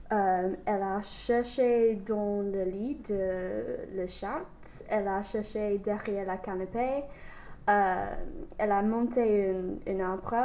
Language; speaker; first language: French; non-native, learner; English